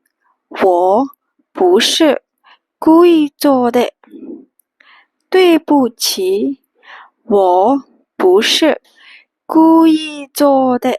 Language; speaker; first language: Chinese; non-native, fluent; Burmese